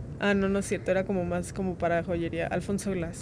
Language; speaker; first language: Spanish; native; Spanish